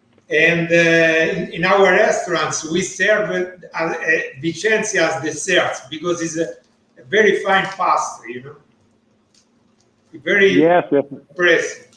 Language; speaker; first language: English; non-native, learner; Italian